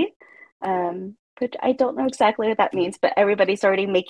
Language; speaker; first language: English; native; English